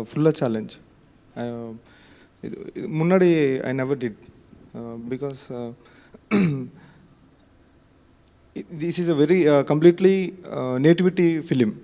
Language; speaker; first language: Tamil; non-native, learner; Telugu